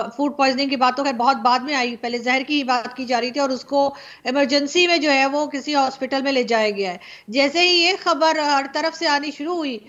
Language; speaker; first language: Urdu; native; Urdu